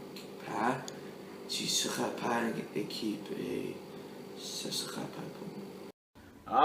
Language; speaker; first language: French; non-native, learner; English